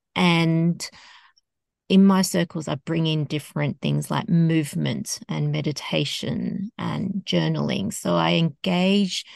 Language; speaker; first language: English; native; English